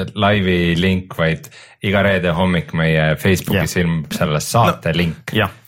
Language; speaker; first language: Estonian; native; Estonian